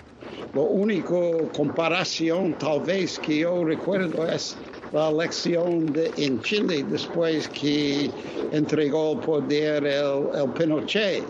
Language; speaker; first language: Spanish; non-native, fluent; English